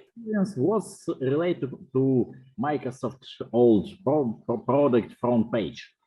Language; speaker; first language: English; non-native, fluent; Russian